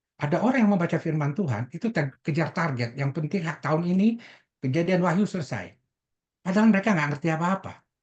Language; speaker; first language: Indonesian; native; Indonesian